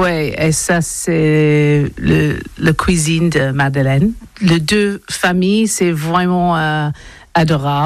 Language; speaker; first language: French; non-native, learner; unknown